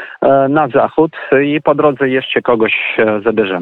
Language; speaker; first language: Polish; non-native, fluent; Ukrainian